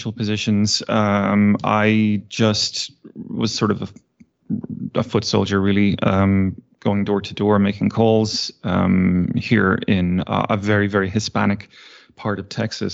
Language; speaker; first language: English; native; English